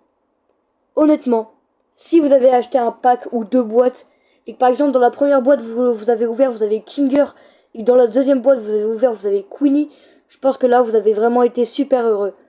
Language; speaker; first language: French; native; French